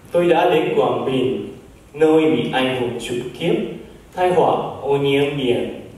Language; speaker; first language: Vietnamese; non-native, learner; Japanese